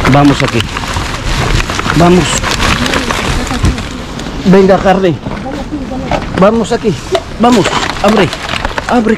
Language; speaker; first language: Spanish; non-native, learner; Filipino